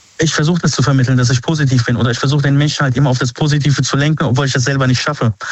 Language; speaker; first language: German; early bilingual, other home language; Arabic